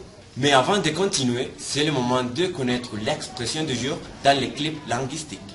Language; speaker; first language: French; non-native, learner; Spanish